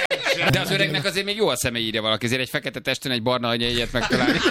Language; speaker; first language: Hungarian; native; Hungarian